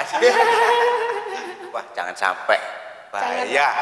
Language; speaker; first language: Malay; non-native, local second language; Javanese